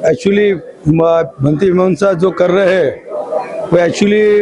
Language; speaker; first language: Hindi; non-native, local second language; Marathi